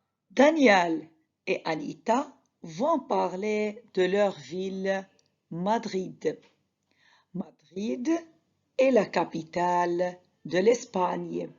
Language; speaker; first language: French; non-native, fluent; Arabic